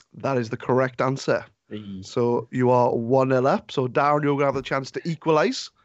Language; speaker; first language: English; native; English